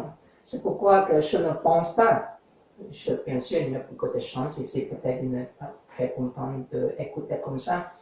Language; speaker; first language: French; non-native, learner; English